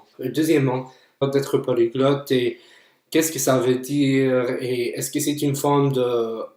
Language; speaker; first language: French; non-native, fluent; English